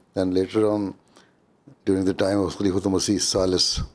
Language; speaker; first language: English; non-native, local second language; Urdu